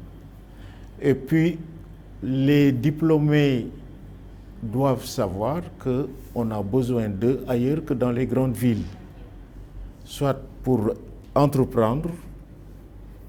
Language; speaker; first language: French; non-native, local second language; Wolof